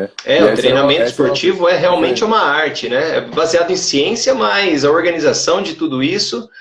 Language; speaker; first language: Portuguese; native; Portuguese